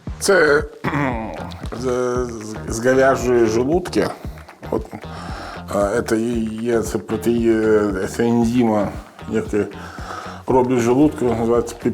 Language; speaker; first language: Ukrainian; non-native, learner; Italian